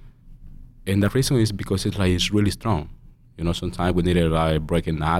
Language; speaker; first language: English; non-native, learner; Spanish